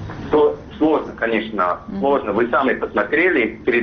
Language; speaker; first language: Russian; non-native, fluent; English